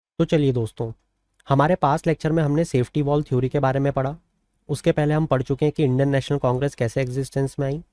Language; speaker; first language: Hindi; native; Hindi